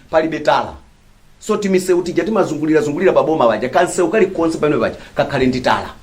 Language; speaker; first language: Nyanja; native; Nyanja